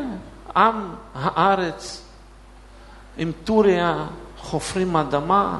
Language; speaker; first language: Hebrew; non-native, fluent; Russian